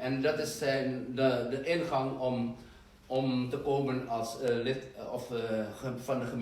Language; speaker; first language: Dutch; non-native, fluent; Indonesian